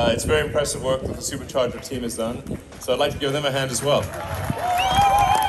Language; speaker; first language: English; native; English